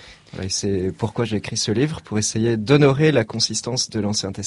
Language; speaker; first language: French; native; French